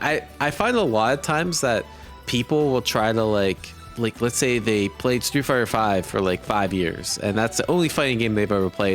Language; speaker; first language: English; native; English